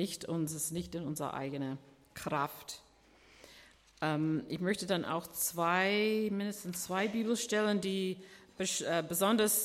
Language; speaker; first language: German; non-native, fluent; English